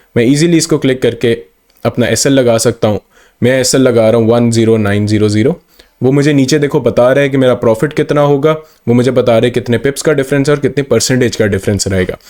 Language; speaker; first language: Urdu; non-native, local second language; Punjabi